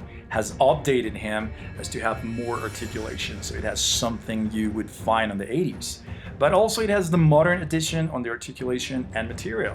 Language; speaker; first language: English; non-native, fluent; Spanish